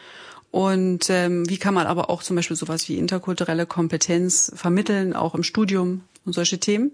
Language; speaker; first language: German; native; German